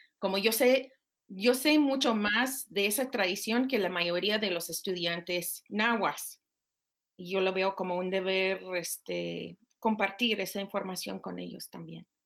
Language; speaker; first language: Spanish; non-native, fluent; English